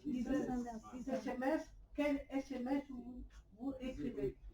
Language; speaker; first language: French; non-native, learner; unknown